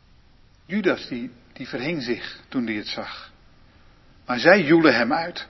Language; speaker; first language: Dutch; native; Dutch